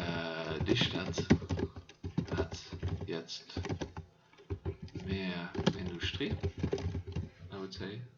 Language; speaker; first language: German; non-native, learner; Dutch